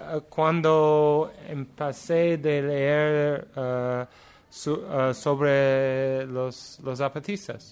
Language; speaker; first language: Spanish; non-native, learner; English